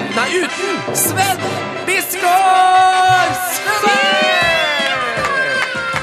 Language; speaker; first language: Norwegian; native; Norwegian